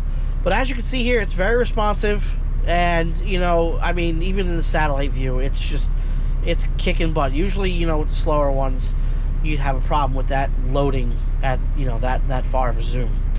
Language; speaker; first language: English; native; English